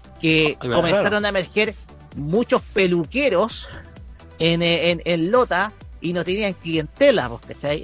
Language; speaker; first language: Spanish; native; Spanish